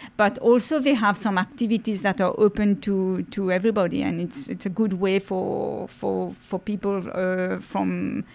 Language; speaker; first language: English; non-native, fluent; French